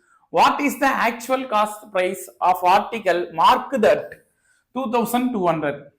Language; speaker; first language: English; non-native, local second language; Tamil